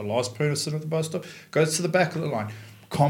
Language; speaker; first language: English; native; English